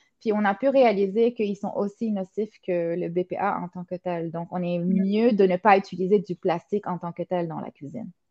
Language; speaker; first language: French; non-native, local second language; Arabic